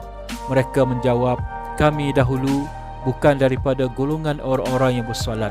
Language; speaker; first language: Malay; native; Malay